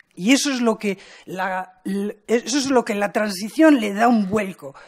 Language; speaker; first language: Spanish; native; Spanish